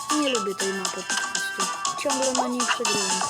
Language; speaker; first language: Polish; native; Polish